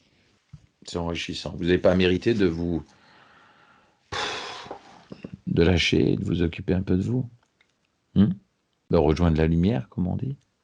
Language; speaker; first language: French; native; French